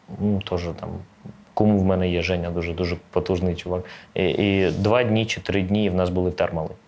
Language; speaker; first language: Ukrainian; native; Ukrainian